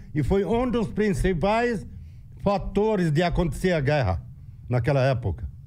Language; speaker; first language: Portuguese; non-native, fluent; Arabic